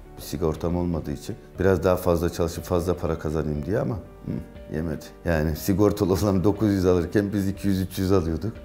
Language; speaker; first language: Turkish; early bilingual, heritage; Turkish